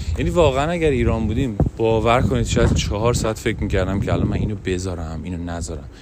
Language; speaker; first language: Persian; non-native, local second language; Azerbaijani